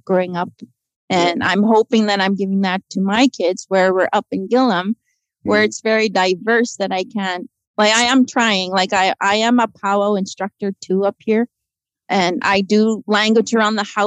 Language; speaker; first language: English; native; English